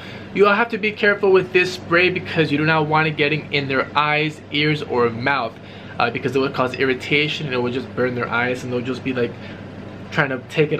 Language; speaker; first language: English; native; English